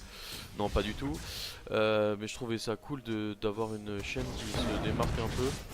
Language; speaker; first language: French; native; French